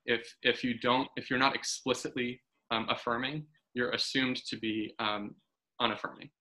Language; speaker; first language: English; native; English